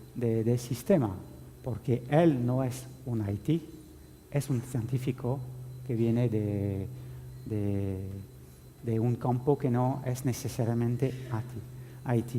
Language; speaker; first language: Spanish; non-native, fluent; French